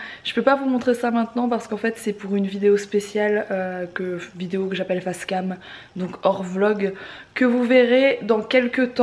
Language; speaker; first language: French; native; French